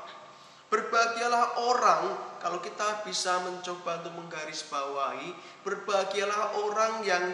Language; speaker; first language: Indonesian; native; Indonesian